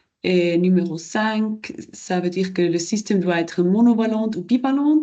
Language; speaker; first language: French; non-native, local second language; German